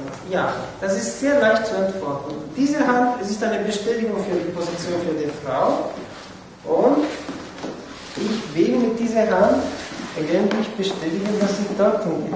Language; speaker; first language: German; non-native, fluent; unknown